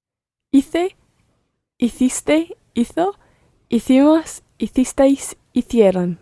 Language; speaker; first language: Spanish; non-native, learner; English